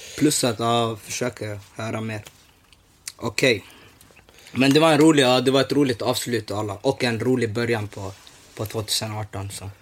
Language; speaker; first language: Swedish; early bilingual, other home language; Somali